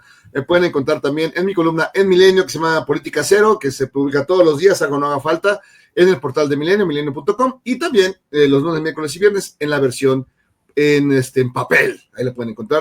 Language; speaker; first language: Spanish; native; Spanish